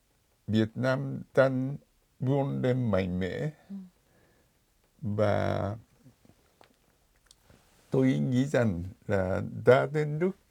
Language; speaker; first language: Vietnamese; non-native, fluent; Japanese